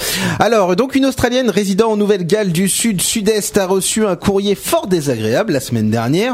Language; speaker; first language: French; native; French